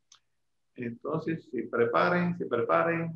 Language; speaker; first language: Portuguese; non-native, learner; Spanish